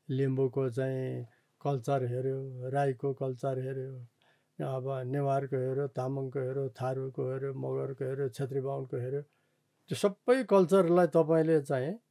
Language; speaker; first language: Nepali; non-native, local second language; Eastern Tamang